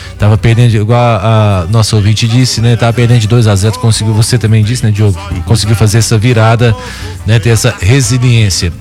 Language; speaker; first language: Portuguese; native; Portuguese